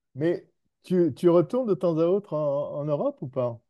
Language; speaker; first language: French; native; French